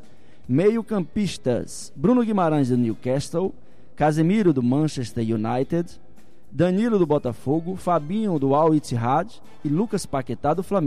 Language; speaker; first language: Portuguese; native; Portuguese